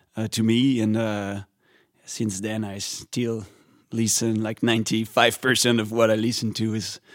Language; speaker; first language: English; non-native, fluent; French